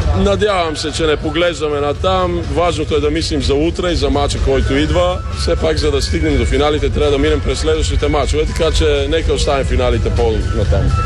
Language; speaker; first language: Bulgarian; native; Bulgarian